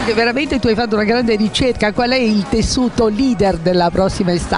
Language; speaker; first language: Italian; native; Italian